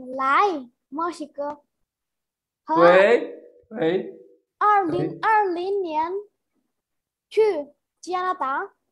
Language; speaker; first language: Chinese; non-native, learner; Spanish